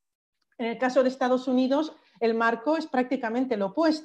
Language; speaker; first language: Spanish; native; Spanish